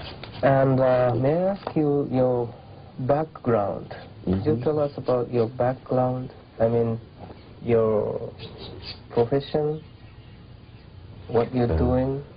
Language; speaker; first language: English; non-native, fluent; Japanese